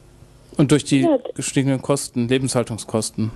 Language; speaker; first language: German; native; German